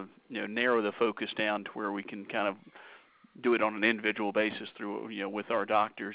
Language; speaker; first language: English; native; English